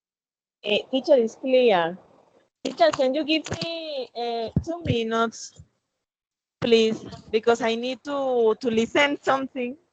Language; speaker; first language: English; non-native, learner; Spanish